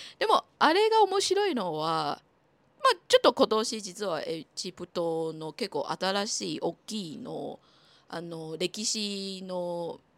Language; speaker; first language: Japanese; non-native, fluent; Chinese